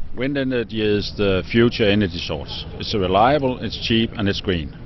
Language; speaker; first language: English; native; English